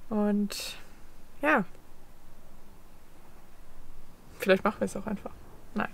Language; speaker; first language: German; native; German